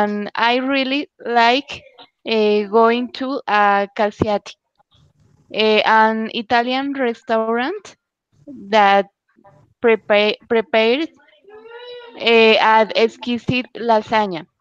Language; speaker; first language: English; non-native, learner; Spanish